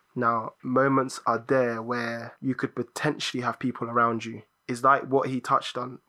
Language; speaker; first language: English; early bilingual, other home language; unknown